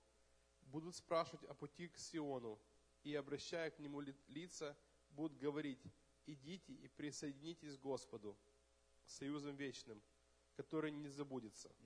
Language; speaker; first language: Russian; native; Russian